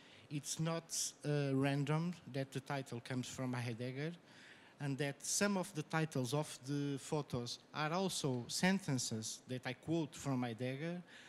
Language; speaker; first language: English; non-native, fluent; Portuguese